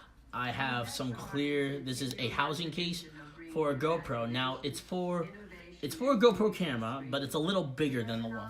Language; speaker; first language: English; native; English